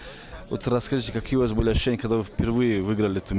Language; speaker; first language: Russian; native; Russian